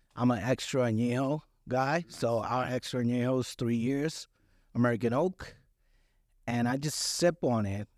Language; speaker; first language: English; early bilingual, other home language; Spanish